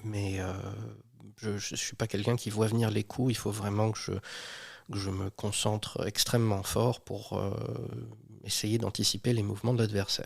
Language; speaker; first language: French; native; French